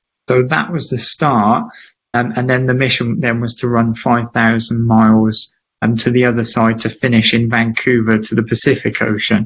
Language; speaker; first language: English; native; English